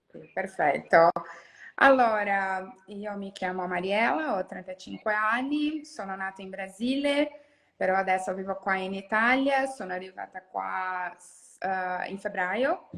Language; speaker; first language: Italian; non-native, learner; Portuguese